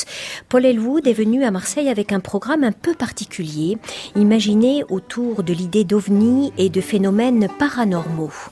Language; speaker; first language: French; native; French